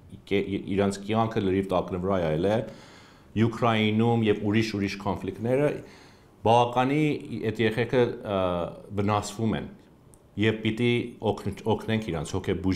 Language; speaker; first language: Armenian; early bilingual, heritage; Armenian